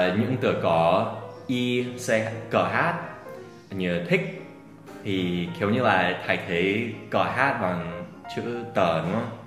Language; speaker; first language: Vietnamese; non-native, fluent; English